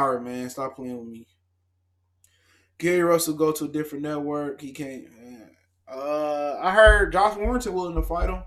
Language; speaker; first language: English; native; English